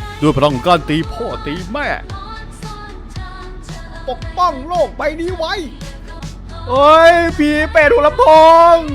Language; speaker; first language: Thai; native; Thai